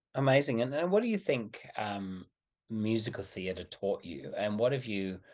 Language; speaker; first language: English; native; English